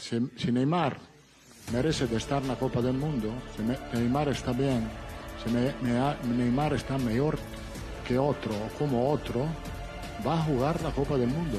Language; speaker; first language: Spanish; non-native, fluent; Italian